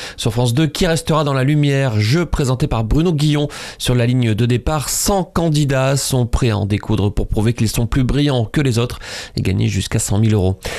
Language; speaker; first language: French; native; French